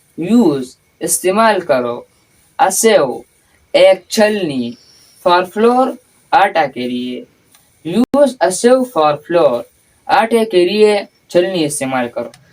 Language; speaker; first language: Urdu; non-native, local second language; Pashto